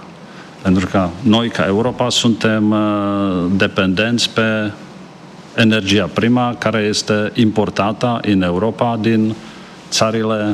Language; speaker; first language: Romanian; non-native, fluent; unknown